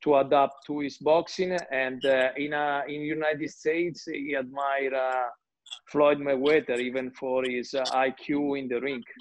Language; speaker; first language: English; non-native, fluent; Italian